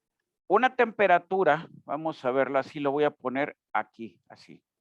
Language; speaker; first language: Spanish; native; Spanish